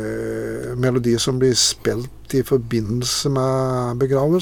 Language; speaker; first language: Norwegian; native; Norwegian